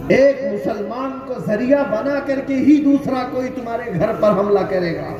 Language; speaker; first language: Urdu; native; Urdu